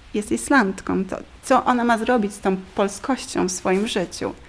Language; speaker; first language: Polish; native; Polish